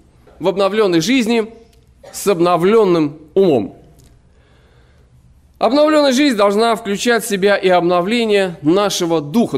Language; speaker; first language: Russian; native; Russian